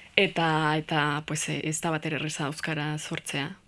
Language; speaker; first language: Basque; non-native, learner; Spanish